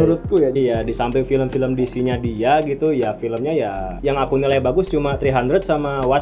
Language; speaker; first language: Indonesian; native; Indonesian